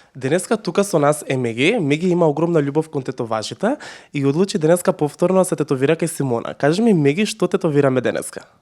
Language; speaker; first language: Macedonian; native; Macedonian